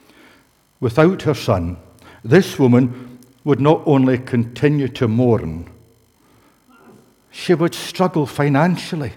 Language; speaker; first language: English; native; English